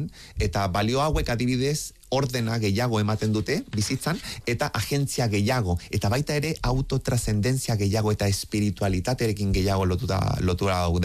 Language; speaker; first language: Basque; native; Basque